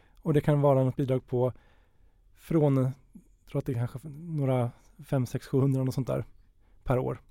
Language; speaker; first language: Swedish; native; Swedish